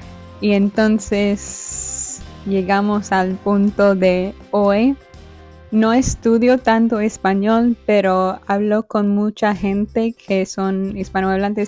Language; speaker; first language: Spanish; non-native, fluent; English